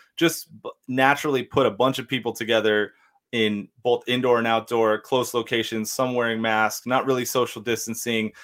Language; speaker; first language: English; native; English